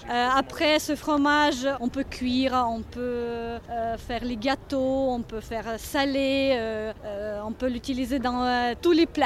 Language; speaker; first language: French; non-native, fluent; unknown